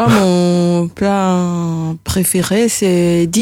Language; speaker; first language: French; non-native, local second language; Rundi